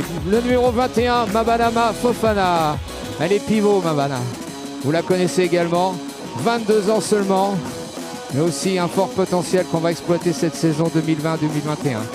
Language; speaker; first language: French; native; French